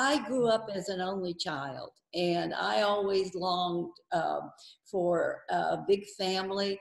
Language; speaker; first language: English; native; English